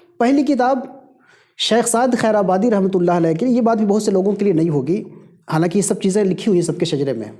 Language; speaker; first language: Urdu; native; Urdu